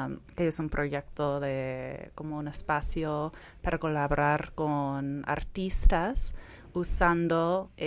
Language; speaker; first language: Spanish; non-native, fluent; Persian